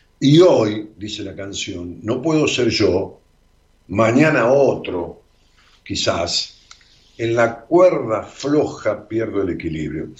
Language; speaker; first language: Spanish; native; Spanish